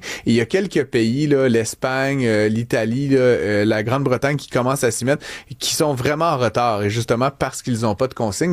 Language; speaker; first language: French; native; French